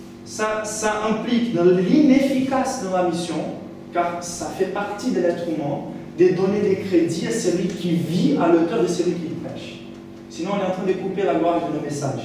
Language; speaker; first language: French; non-native, fluent; Portuguese